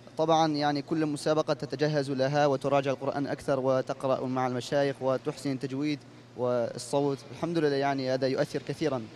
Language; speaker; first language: Arabic; non-native, fluent; Tatar